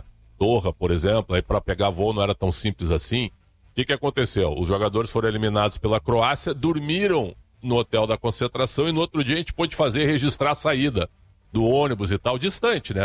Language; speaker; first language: Portuguese; native; Portuguese